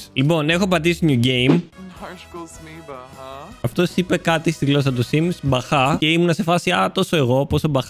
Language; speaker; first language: Greek; native; Greek